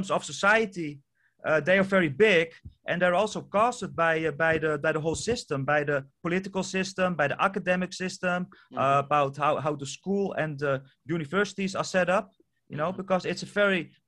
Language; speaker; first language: English; non-native, fluent; Dutch